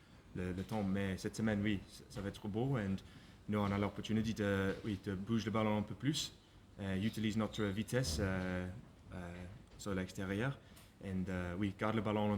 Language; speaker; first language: French; non-native, learner; English